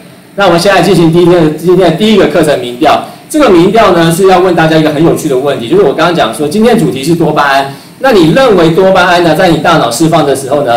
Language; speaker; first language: Chinese; native; Chinese